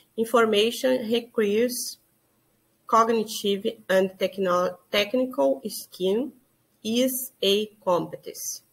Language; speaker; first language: English; non-native, learner; Portuguese